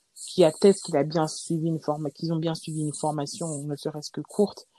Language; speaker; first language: French; native; French